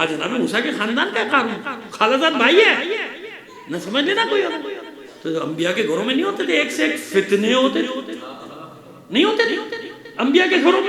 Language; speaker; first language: Urdu; native; Urdu